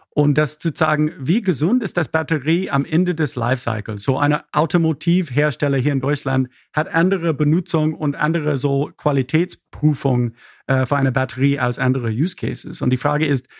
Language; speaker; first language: German; non-native, fluent; English